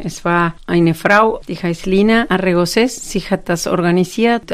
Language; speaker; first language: German; non-native, fluent; Spanish